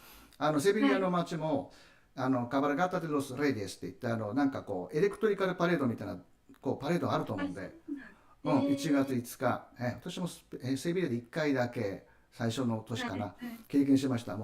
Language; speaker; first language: Japanese; native; Japanese